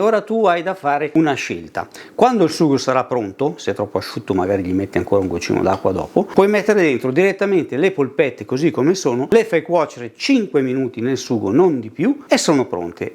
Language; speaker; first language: Italian; native; Italian